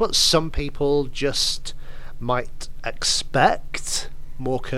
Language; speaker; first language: English; native; English